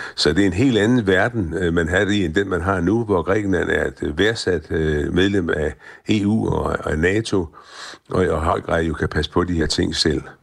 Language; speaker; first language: Danish; native; Danish